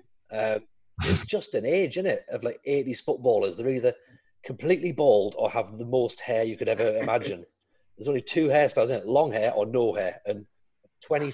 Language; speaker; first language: English; native; English